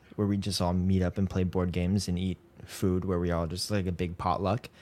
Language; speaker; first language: English; native; English